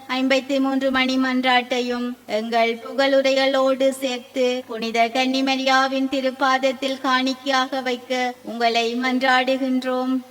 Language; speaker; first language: Tamil; native; Tamil